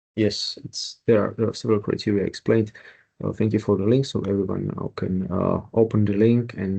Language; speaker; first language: English; non-native, fluent; Slovak